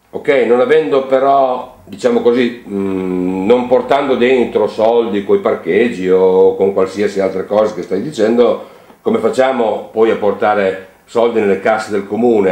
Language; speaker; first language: Italian; native; Italian